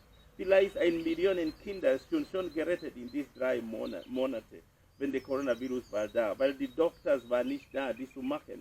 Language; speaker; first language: German; non-native, fluent; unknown